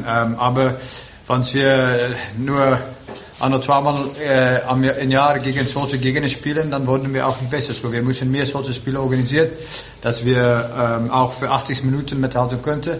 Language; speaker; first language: German; non-native, fluent; Afrikaans